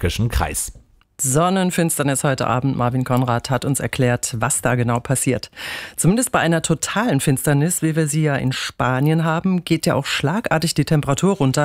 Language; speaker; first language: German; native; German